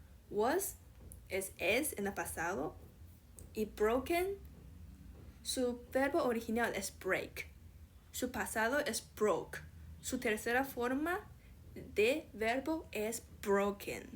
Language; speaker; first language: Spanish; non-native, fluent; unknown